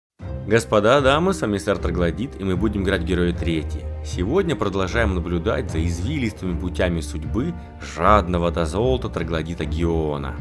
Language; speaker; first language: Russian; native; Russian